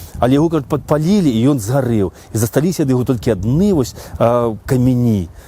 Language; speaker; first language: Belarusian; native; Belarusian